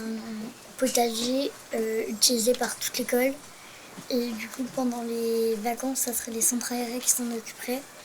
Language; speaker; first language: French; native; French